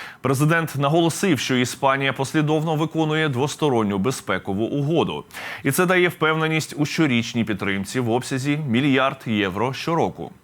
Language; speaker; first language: Ukrainian; native; Ukrainian